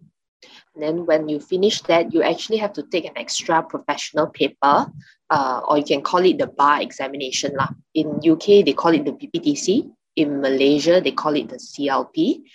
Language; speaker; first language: English; non-native, local second language; Chinese